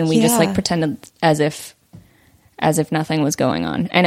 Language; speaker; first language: English; early bilingual, other home language; Vietnamese